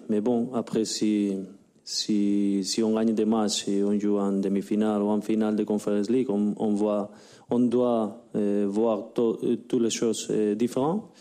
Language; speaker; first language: French; non-native, learner; Spanish